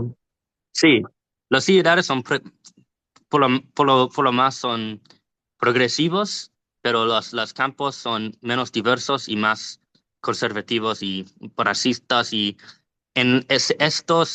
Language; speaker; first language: Spanish; non-native, learner; English